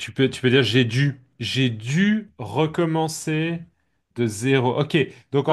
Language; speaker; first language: French; native; French